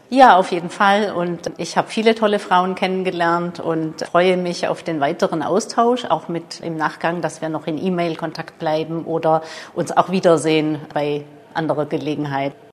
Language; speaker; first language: German; native; German